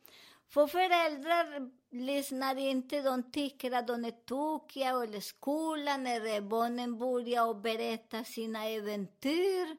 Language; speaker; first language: Swedish; non-native, learner; Spanish